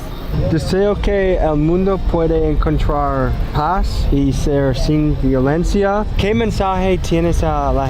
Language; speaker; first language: Spanish; non-native, learner; English